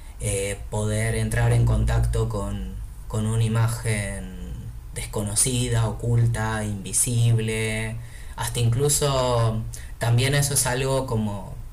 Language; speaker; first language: Spanish; native; Spanish